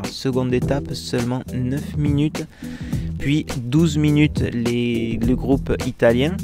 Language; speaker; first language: French; native; French